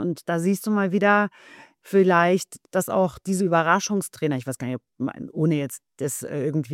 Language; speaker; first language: German; native; German